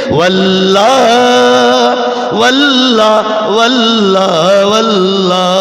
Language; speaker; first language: Urdu; non-native, local second language; Bangla